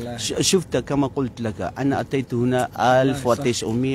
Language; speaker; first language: Arabic; non-native, fluent; Maranao